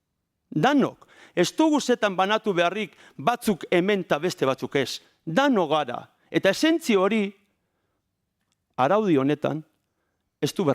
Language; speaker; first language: Basque; native; Basque